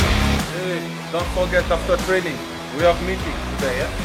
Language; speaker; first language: English; non-native, learner; French